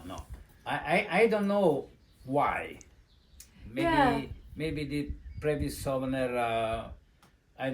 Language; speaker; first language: English; non-native, learner; Italian